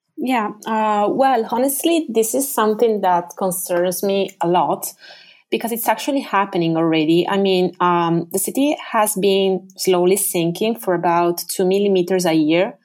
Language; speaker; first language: English; non-native, fluent; Italian